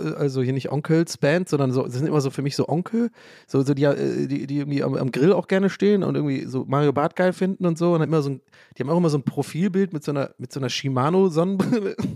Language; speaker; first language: German; early bilingual, other home language; English